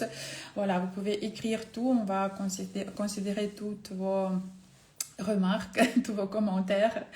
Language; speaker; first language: French; non-native, fluent; Ukrainian